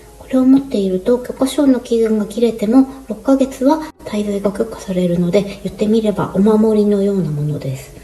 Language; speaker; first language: Japanese; native; Japanese